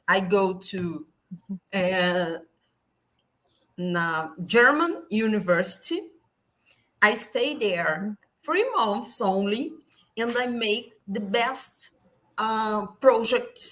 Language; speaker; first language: English; non-native, learner; Portuguese